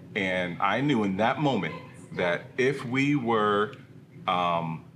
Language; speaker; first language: English; early bilingual, other home language; Krio